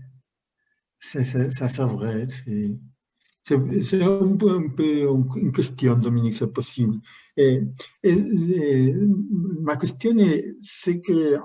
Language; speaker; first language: French; non-native, learner; Spanish